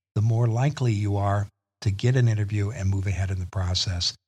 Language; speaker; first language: English; native; English